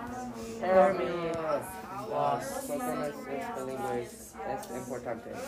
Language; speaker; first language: Spanish; non-native, learner; English